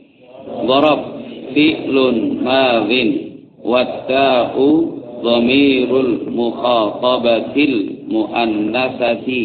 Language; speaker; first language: Arabic; non-native, fluent; Javanese